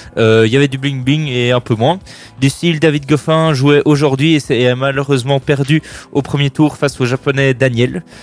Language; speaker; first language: French; native; French